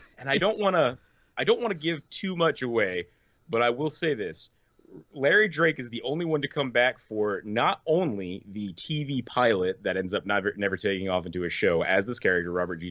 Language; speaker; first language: English; native; English